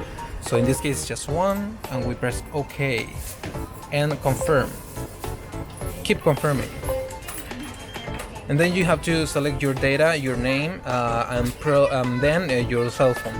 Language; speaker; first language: English; non-native, fluent; Spanish